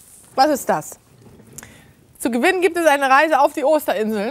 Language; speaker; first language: German; native; German